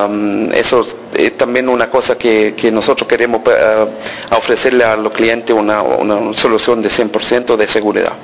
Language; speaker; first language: Spanish; early bilingual, heritage; Spanish